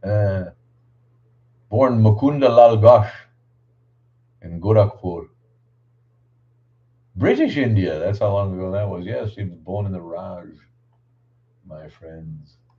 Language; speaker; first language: English; native; English